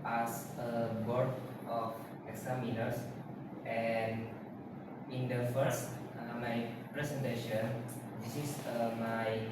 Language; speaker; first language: English; non-native, learner; Indonesian